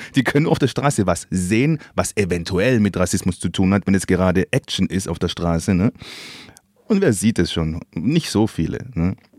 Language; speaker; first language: German; native; German